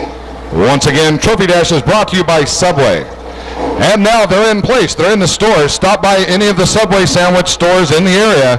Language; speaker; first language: English; native; English